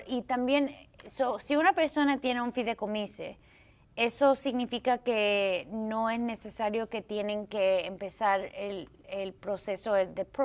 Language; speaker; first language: Spanish; early bilingual, heritage; English